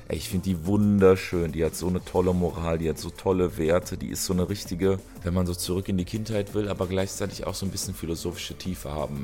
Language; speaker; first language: German; early bilingual, other home language; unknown